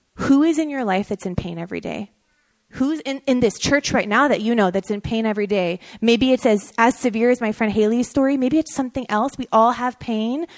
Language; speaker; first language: English; early bilingual, other home language; Persian